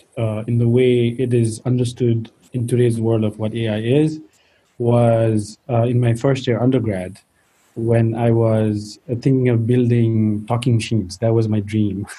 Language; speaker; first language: English; non-native, local second language; Nepali